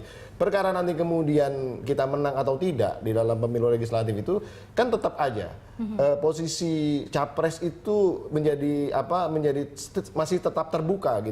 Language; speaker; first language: Indonesian; native; Indonesian